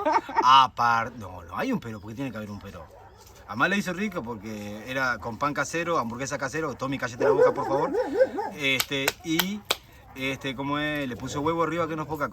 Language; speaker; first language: Spanish; native; Spanish